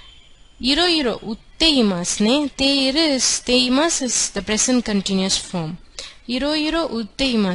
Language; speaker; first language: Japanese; non-native, fluent; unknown